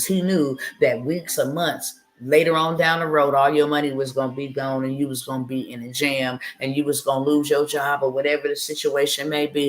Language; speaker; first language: English; native; English